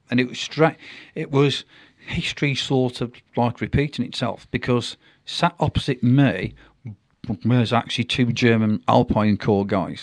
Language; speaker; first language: English; native; English